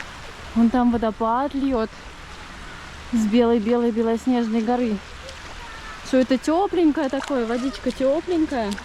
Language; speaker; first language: Russian; native; Russian